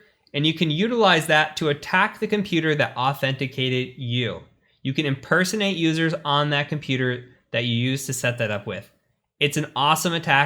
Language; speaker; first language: English; native; English